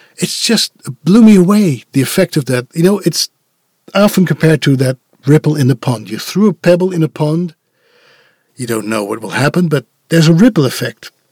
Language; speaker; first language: English; non-native, fluent; Dutch